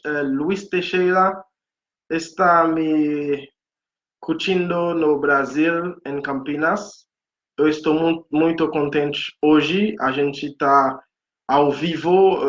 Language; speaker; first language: Portuguese; non-native, fluent; Haitian Creole